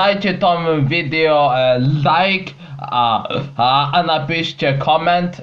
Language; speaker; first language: Polish; non-native, learner; Slovak